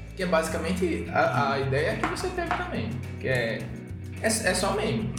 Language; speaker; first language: Portuguese; native; Portuguese